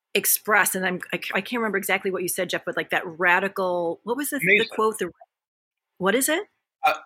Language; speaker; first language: English; early bilingual, other home language; Japanese